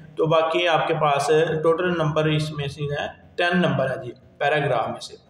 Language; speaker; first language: Urdu; non-native, local second language; Punjabi